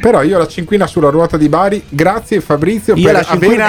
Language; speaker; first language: Italian; native; Italian